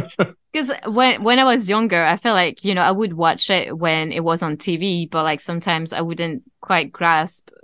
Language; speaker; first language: English; non-native, fluent; French